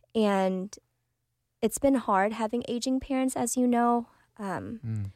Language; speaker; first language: English; early bilingual, other home language; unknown